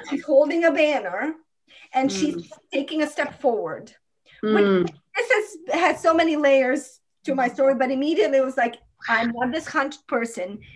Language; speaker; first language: English; non-native, fluent; Croatian